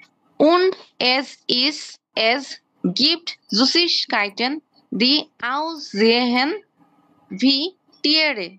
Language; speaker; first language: German; non-native, learner; Bangla